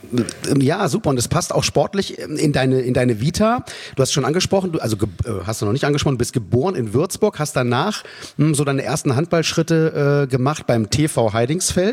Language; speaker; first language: German; native; German